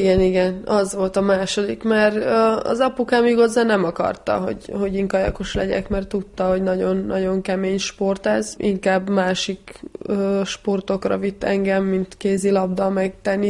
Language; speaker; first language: Hungarian; early bilingual, heritage; Hungarian